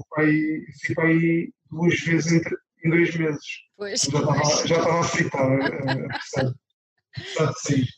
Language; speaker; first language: Portuguese; native; Portuguese